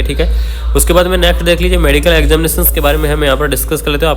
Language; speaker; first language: Hindi; native; Hindi